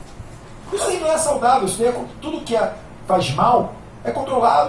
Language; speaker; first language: Portuguese; native; Portuguese